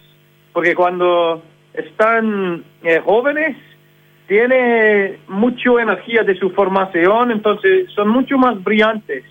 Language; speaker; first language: Spanish; non-native, fluent; English